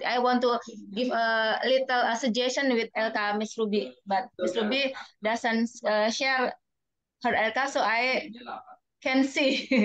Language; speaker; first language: English; non-native, learner; Indonesian